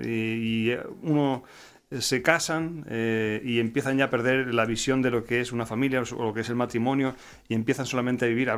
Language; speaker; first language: Spanish; native; Spanish